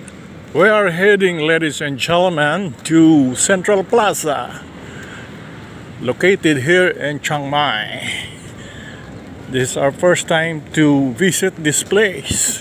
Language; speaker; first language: English; non-native, local second language; Filipino